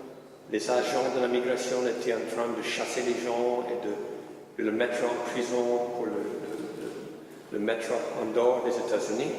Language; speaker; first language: French; non-native, fluent; English